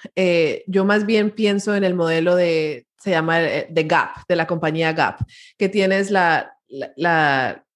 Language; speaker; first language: Spanish; early bilingual, heritage; Spanish